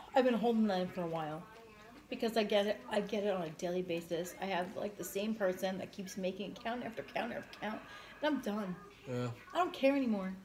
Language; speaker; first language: English; native; English